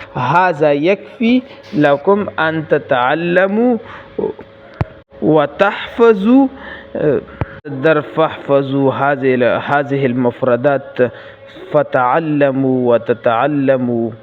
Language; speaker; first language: Arabic; non-native, learner; Pashto